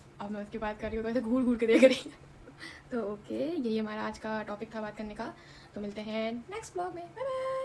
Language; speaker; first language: Hindi; non-native, local second language; Bangla